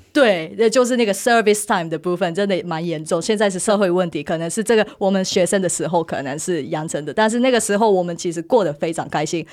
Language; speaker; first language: Chinese; non-native, fluent; Japanese